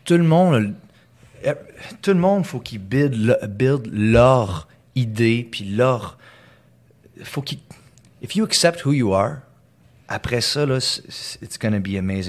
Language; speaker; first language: French; early bilingual, heritage; French